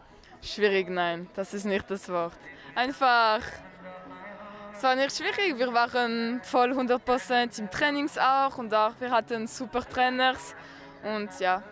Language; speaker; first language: German; non-native, learner; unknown